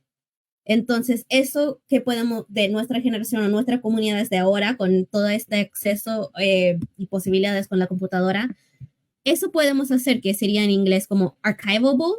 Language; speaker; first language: Spanish; early bilingual, heritage; English